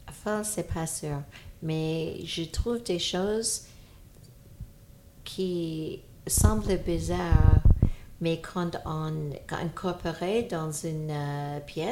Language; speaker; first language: French; non-native, fluent; English